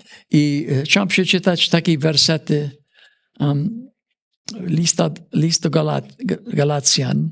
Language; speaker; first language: Polish; early bilingual, heritage; Polish